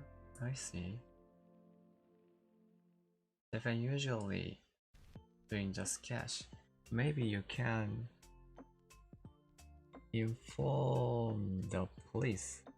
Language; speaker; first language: English; non-native, learner; Korean